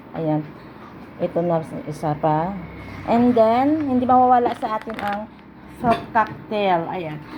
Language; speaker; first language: Filipino; non-native, local second language; Hiligaynon